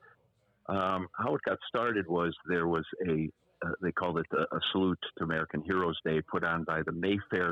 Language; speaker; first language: English; native; English